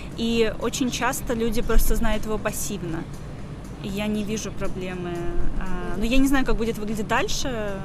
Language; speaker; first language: Russian; native; Russian